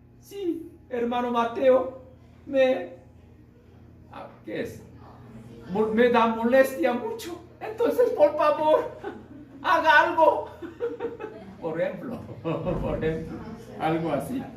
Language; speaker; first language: Spanish; non-native, learner; Korean